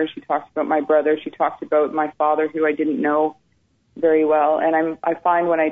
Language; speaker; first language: English; native; English